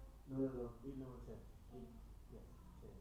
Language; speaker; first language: English; non-native, fluent; Thai